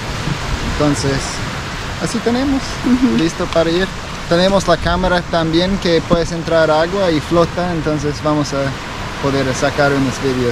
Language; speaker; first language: Spanish; non-native, learner; English